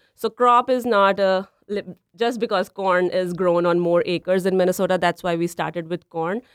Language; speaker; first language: English; non-native, local second language; Punjabi